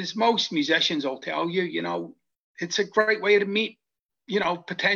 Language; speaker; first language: English; native; English